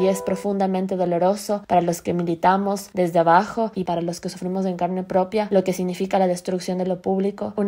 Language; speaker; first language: Spanish; native; Spanish